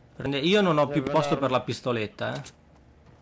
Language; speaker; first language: Italian; native; Italian